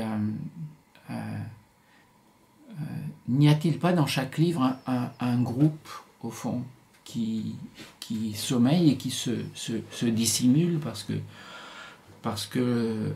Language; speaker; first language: French; native; French